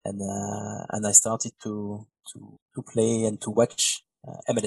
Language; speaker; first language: English; non-native, fluent; French